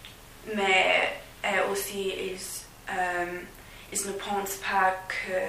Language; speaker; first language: French; non-native, learner; English